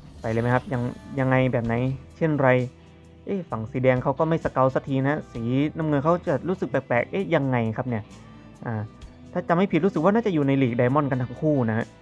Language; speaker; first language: Thai; native; Thai